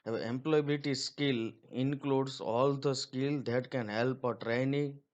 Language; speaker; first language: English; non-native, local second language; Gujarati